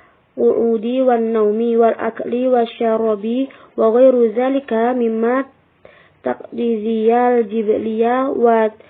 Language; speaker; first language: Arabic; non-native, learner; Indonesian